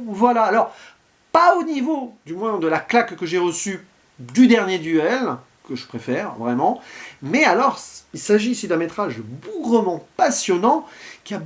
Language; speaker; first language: French; native; French